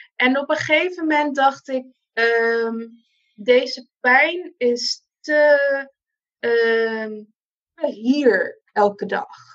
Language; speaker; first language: Dutch; non-native, local second language; Papiamento